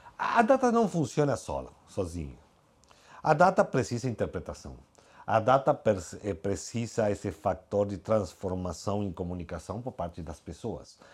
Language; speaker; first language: Portuguese; non-native, fluent; Spanish